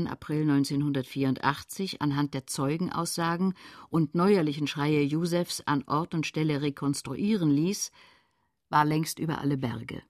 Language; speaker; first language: German; native; German